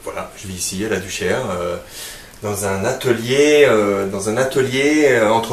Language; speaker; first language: French; native; French